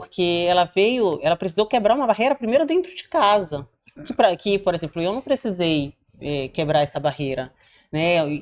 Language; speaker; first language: Portuguese; native; Portuguese